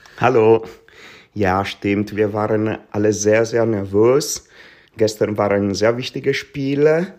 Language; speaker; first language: German; non-native, fluent; Italian